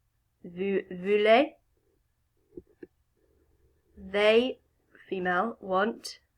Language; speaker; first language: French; non-native, fluent; English